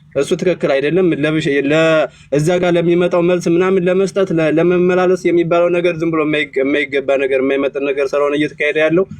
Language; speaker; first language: Amharic; native; Amharic